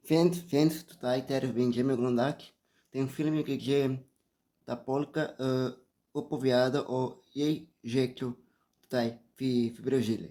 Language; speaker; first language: Polish; early bilingual, heritage; Portuguese